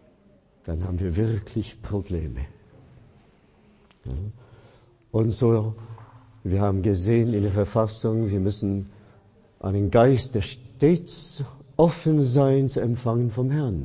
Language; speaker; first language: German; non-native, fluent; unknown